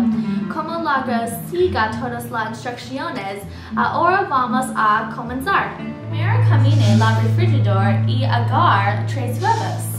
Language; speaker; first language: Spanish; non-native, learner; English